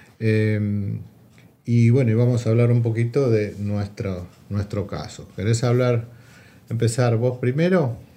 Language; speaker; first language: Spanish; native; Spanish